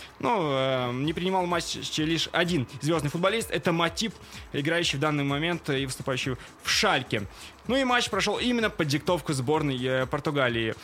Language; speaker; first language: Russian; native; Russian